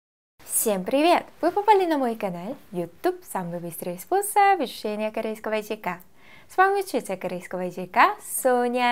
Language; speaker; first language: Russian; non-native, fluent; Korean